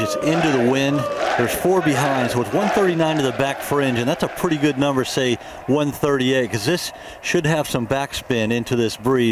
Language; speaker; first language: English; native; English